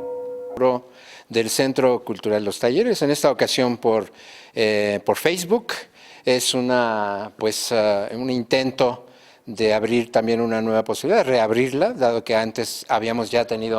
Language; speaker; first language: Spanish; native; Spanish